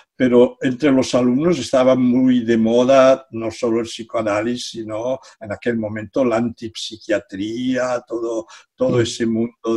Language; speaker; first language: Spanish; non-native, local second language; Catalan